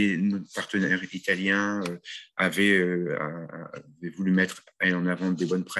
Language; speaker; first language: French; native; French